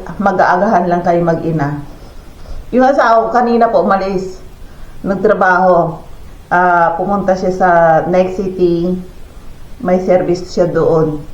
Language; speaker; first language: Filipino; non-native, local second language; Pangasinan